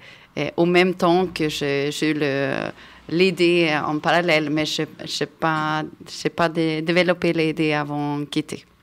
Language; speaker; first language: French; non-native, fluent; Swedish